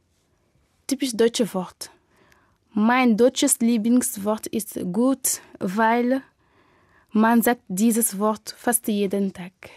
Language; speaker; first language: German; non-native, learner; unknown